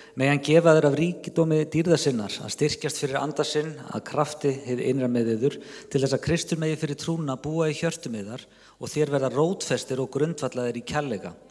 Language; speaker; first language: Icelandic; native; Icelandic